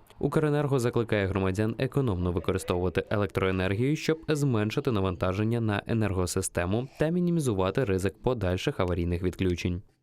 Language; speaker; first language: Ukrainian; native; Ukrainian